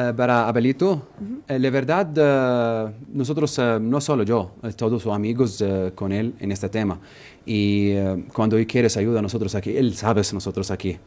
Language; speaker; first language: Spanish; non-native, learner; Arabic